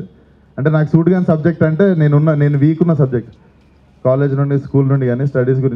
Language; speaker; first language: Telugu; native; Telugu